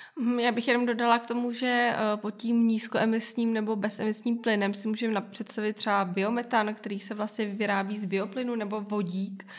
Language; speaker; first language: Czech; native; Czech